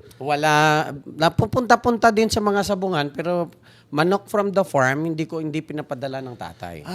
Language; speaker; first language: Filipino; non-native, local second language; Hiligaynon